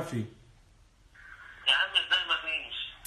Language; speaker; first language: Arabic; native; Arabic